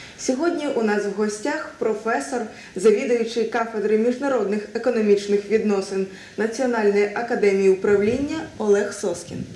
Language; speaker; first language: Ukrainian; native; Ukrainian